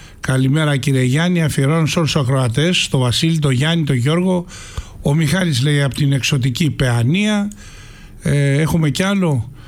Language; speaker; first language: Greek; native; Greek